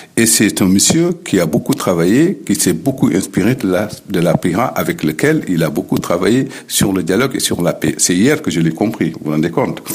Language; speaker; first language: French; non-native, local second language; Fula